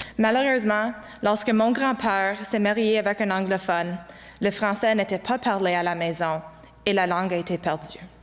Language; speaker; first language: French; non-native, local second language; English